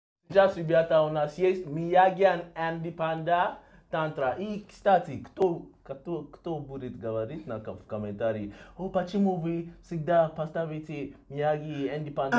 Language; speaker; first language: Russian; non-native, learner; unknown